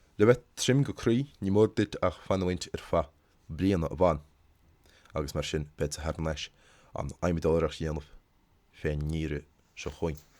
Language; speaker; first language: Irish; native; Irish